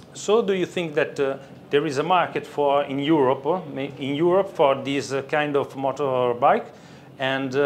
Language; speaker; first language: English; non-native, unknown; Italian